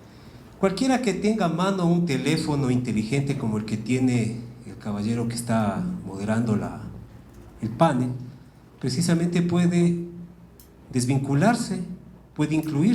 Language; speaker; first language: Spanish; native; Spanish